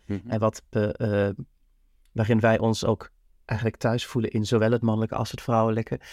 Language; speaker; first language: Dutch; native; Dutch